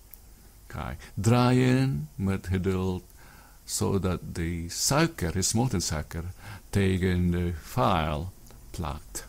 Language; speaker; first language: Dutch; non-native, learner; Filipino